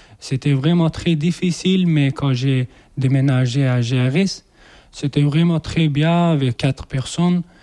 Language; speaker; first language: French; non-native, learner; Persian